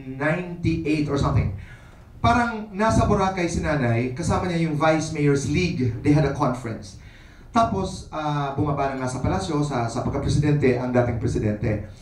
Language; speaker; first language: Filipino; non-native, local second language; Waray